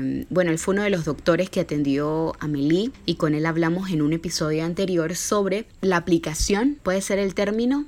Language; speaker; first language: Spanish; native; Spanish